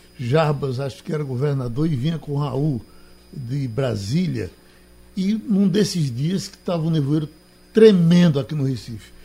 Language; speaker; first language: Portuguese; native; Portuguese